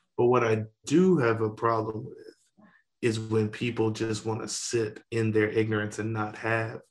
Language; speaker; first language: English; native; English